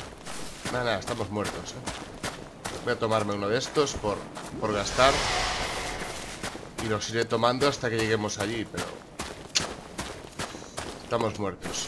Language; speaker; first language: Spanish; native; Spanish